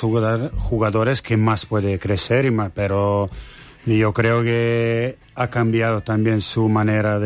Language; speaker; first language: Spanish; non-native, fluent; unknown